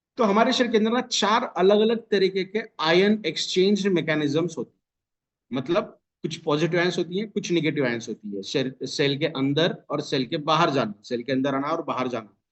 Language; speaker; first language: Hindi; non-native, local second language; Marathi